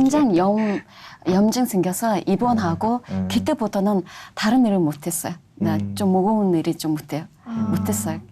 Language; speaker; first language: Korean; non-native, fluent; Mongolian